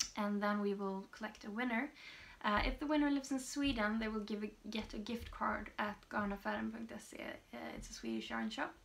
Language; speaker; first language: English; non-native, fluent; Swedish